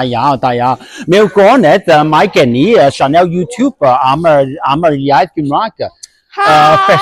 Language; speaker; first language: Welsh; non-native, learner; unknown